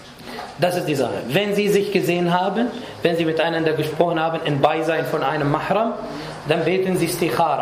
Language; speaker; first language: German; non-native, fluent; Arabic